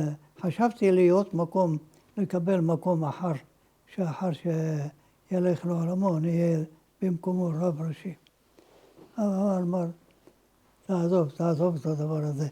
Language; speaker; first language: Hebrew; non-native, fluent; Ladino